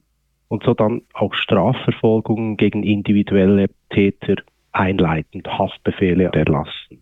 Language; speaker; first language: German; native; German